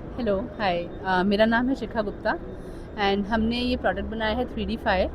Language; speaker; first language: Hindi; native; Hindi